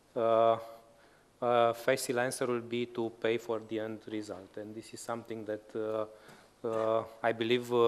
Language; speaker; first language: English; non-native, fluent; Romanian